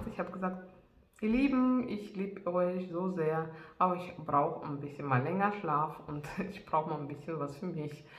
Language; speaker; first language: German; non-native, fluent; Russian